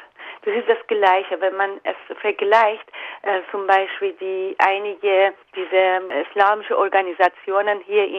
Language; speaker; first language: German; non-native, fluent; Persian